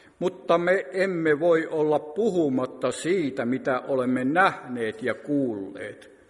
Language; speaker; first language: Finnish; native; Finnish